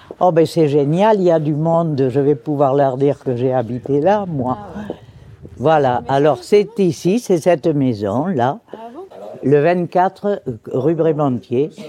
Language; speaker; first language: French; early bilingual, other home language; Spanish